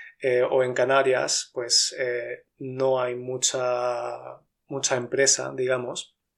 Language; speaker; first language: Spanish; native; Spanish